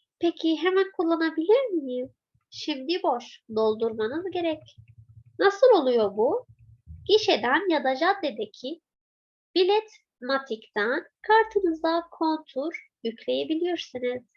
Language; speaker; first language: Turkish; non-native, fluent; Arabic